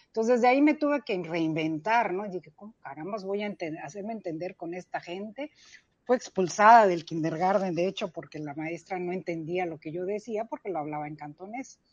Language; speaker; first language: Spanish; early bilingual, other home language; Cantonese